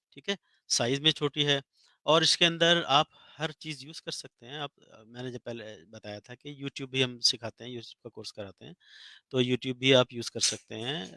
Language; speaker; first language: Urdu; native; Urdu